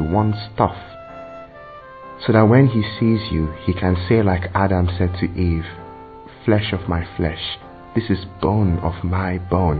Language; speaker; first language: English; non-native, local second language; Igbo